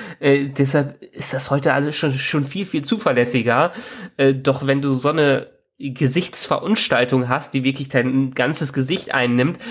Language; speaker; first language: German; native; German